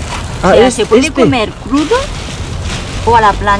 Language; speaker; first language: Spanish; native; Spanish